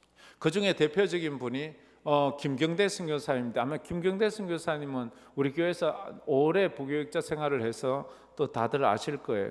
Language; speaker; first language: Korean; native; Korean